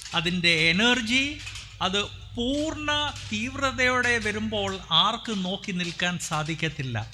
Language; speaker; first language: Malayalam; non-native, local second language; Hindi